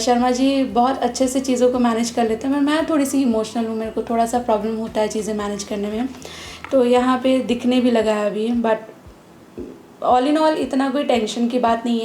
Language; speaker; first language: Hindi; native; Hindi